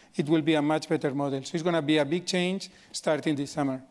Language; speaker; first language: English; non-native, fluent; Spanish